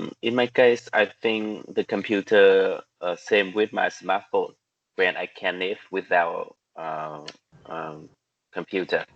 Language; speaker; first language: English; non-native, learner; Vietnamese